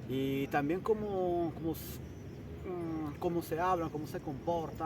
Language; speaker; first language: Spanish; early bilingual, heritage; Italian